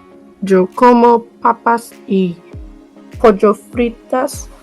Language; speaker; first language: Spanish; non-native, learner; English